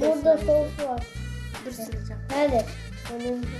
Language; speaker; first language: Turkish; early bilingual, heritage; Turkish